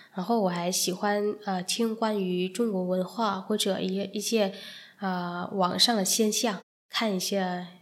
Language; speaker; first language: Chinese; non-native, fluent; Vietnamese